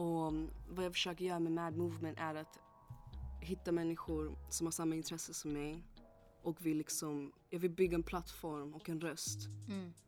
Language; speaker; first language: Swedish; early bilingual, other home language; English